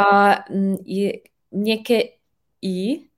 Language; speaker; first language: Czech; non-native, fluent; Slovenian